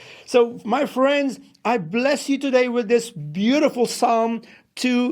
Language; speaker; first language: English; non-native, fluent; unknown